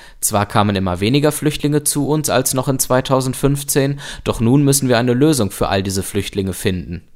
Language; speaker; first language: German; native; German